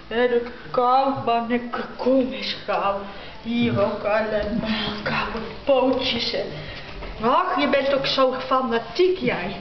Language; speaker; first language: Dutch; native; Dutch